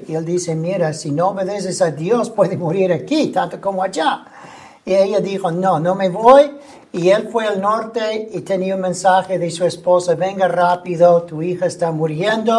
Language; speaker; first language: Spanish; non-native, fluent; English